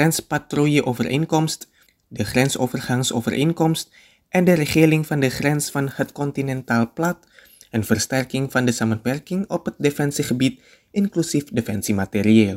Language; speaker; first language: Dutch; non-native, fluent; Indonesian